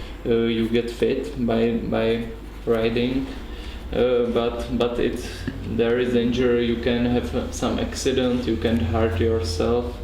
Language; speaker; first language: English; non-native, learner; Czech